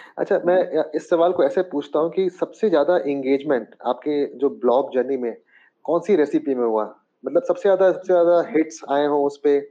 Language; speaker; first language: Hindi; native; Hindi